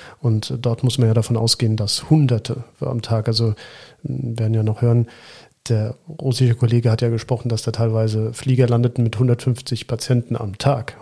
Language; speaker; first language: German; native; German